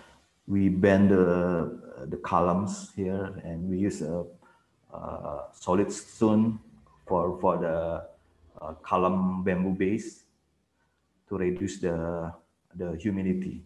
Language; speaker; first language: English; non-native, fluent; Indonesian